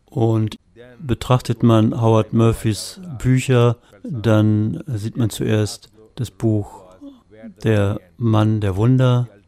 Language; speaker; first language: German; native; German